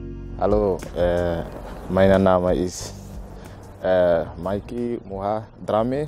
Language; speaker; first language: German; non-native, learner; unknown